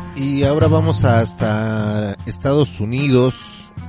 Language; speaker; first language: Spanish; native; Spanish